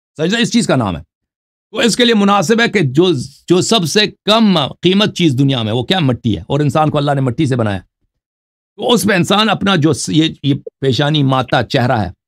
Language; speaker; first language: Urdu; native; Urdu